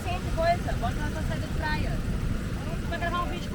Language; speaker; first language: Portuguese; native; Portuguese